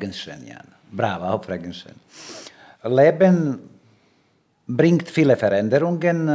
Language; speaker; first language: German; non-native, learner; Serbian